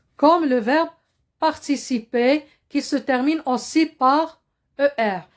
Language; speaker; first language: French; non-native, local second language; Arabic